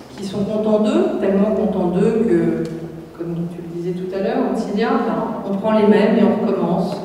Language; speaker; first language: French; native; French